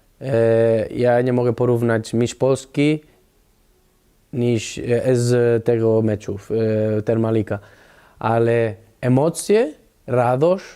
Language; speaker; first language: Polish; non-native, learner; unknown